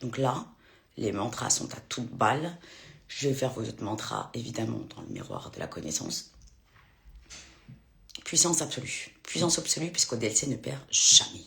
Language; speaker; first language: French; native; French